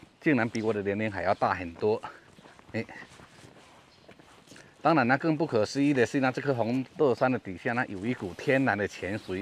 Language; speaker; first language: Chinese; native; Chinese